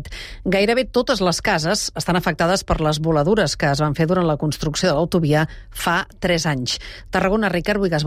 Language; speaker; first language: Catalan; native; Catalan